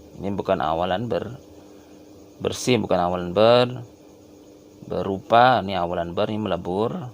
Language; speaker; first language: Indonesian; native; Indonesian